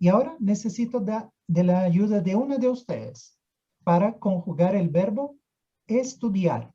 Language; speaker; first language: Spanish; non-native, fluent; Portuguese